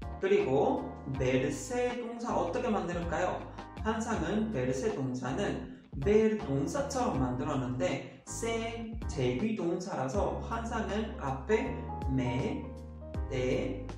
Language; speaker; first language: Korean; non-native, fluent; Spanish